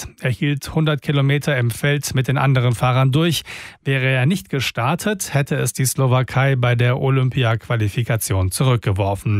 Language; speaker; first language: German; native; German